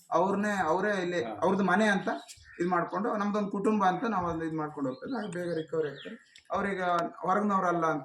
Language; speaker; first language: Kannada; native; Kannada